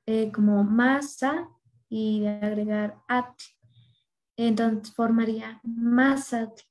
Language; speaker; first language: Spanish; non-native, local second language; Nahuatl languages